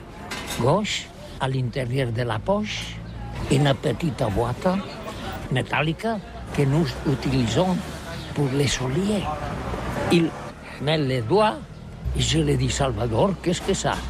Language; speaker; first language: French; non-native, learner; Catalan